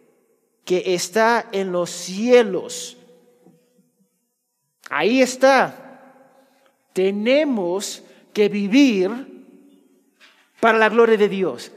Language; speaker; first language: Spanish; early bilingual, heritage; Spanish